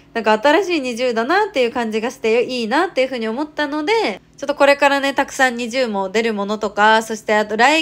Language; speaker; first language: Japanese; native; Japanese